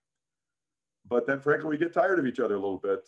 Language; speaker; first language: English; native; English